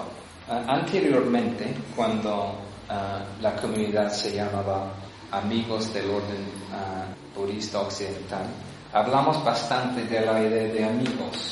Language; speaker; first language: Spanish; non-native, fluent; English